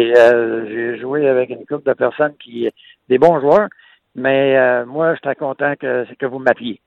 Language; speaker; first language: French; native; French